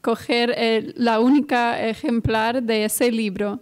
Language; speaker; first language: Spanish; non-native, fluent; English